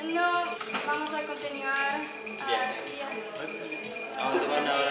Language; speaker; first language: Spanish; non-native, learner; English